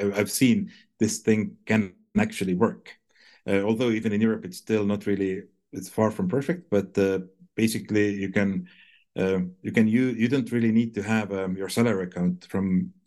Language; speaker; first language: English; non-native, fluent; Estonian